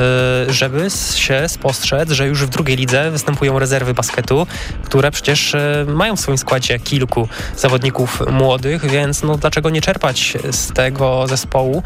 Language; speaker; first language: Polish; native; Polish